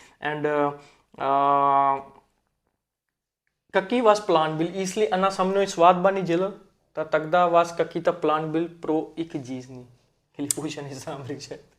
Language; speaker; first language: Russian; non-native, learner; Hindi